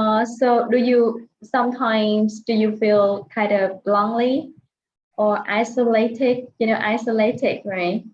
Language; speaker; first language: English; non-native, fluent; Vietnamese